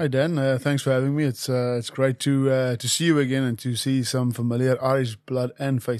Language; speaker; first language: English; non-native, local second language; Afrikaans